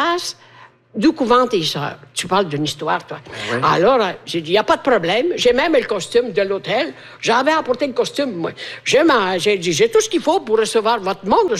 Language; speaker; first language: French; non-native, fluent; Italian